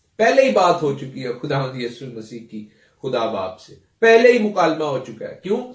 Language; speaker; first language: Urdu; non-native, local second language; Punjabi